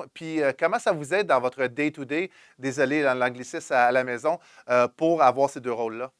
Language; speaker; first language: French; native; French